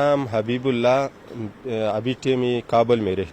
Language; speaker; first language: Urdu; non-native, learner; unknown